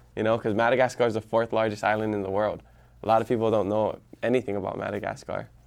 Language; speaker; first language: English; early bilingual, other home language; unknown